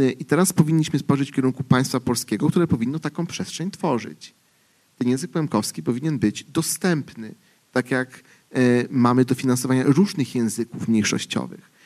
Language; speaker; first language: Polish; native; Polish